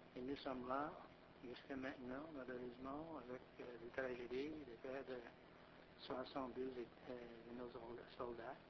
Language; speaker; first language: French; non-native, fluent; English